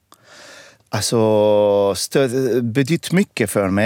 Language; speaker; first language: Swedish; non-native, fluent; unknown